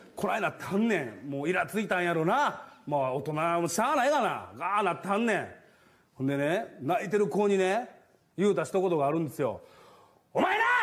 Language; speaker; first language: Japanese; native; Japanese